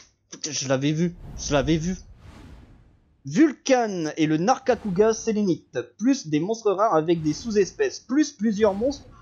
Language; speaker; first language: French; native; French